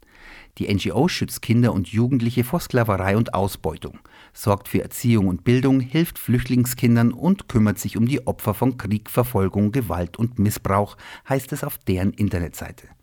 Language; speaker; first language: German; native; German